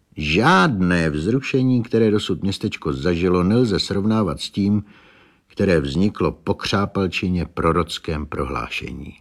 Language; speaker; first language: Czech; native; Czech